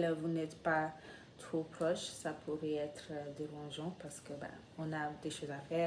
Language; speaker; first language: French; non-native, learner; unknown